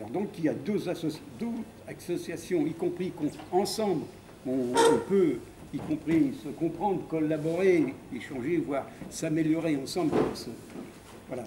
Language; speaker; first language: French; native; French